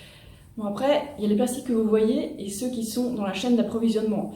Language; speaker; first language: French; native; French